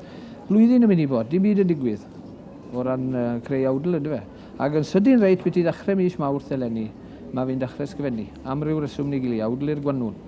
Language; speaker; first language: Welsh; native; Welsh